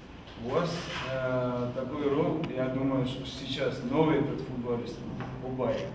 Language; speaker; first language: Russian; non-native, fluent; Georgian